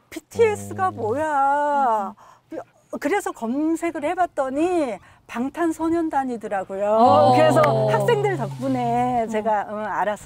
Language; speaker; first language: Korean; native; Korean